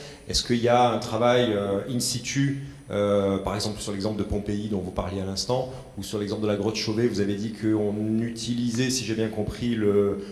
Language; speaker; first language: French; native; French